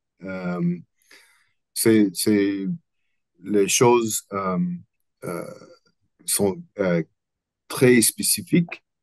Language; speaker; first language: French; non-native, learner; English